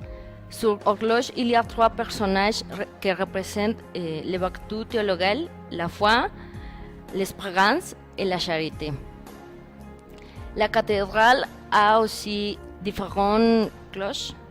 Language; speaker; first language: French; non-native, learner; Spanish